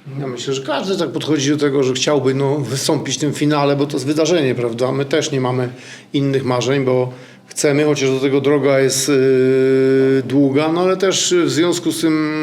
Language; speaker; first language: Polish; native; Polish